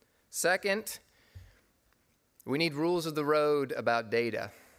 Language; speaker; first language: English; native; English